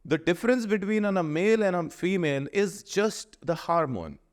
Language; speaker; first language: English; non-native, local second language; Punjabi